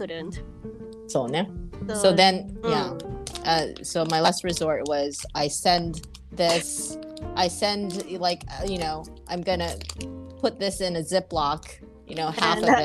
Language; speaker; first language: English; non-native, fluent; Japanese